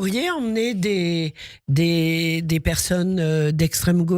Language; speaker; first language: French; native; French